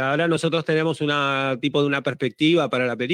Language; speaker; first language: Spanish; native; Spanish